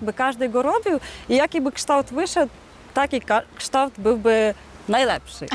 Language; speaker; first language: Polish; non-native, fluent; Ukrainian